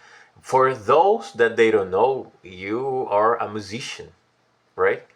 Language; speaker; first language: English; non-native, fluent; Portuguese